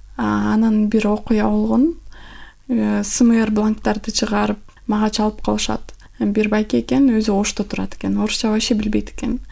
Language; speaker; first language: Kyrgyz; non-native, local second language; Russian